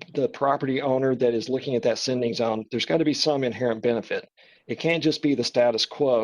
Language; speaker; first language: English; native; English